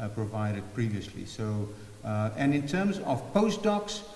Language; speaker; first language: English; non-native, local second language; Afrikaans